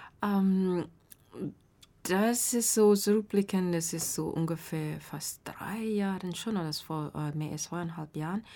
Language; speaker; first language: German; non-native, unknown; Burmese